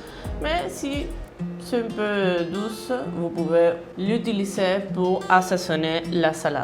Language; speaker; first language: French; non-native, fluent; Spanish